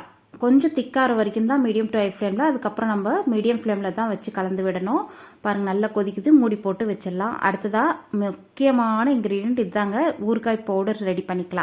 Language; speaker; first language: Tamil; native; Tamil